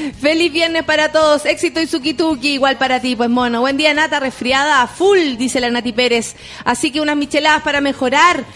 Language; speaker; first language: Spanish; native; Spanish